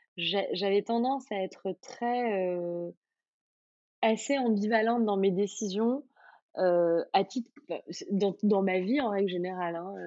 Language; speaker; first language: French; native; French